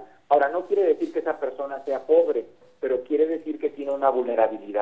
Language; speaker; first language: Spanish; native; Spanish